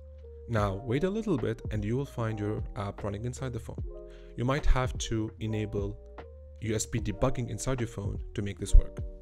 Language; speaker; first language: English; non-native, fluent; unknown